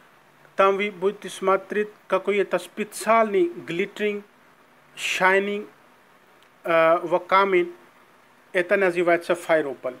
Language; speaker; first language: Russian; non-native, learner; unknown